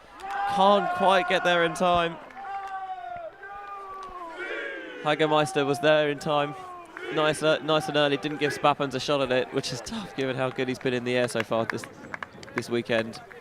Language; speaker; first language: English; native; English